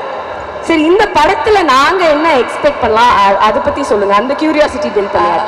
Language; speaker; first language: Tamil; native; Tamil